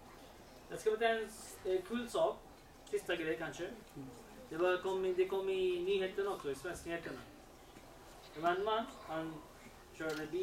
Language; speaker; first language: Swedish; non-native, learner; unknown